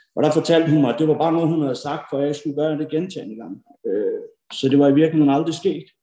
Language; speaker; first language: Danish; early bilingual, other home language; Norwegian